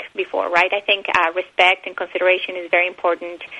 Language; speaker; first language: English; non-native, fluent; Spanish